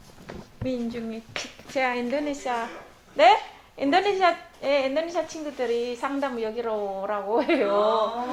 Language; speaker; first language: Korean; non-native, learner; Indonesian